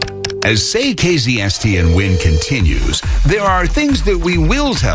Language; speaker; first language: English; native; English